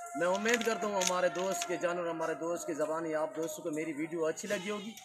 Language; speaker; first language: Urdu; non-native, local second language; Saraiki